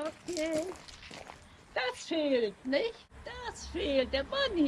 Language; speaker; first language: German; early bilingual, heritage; German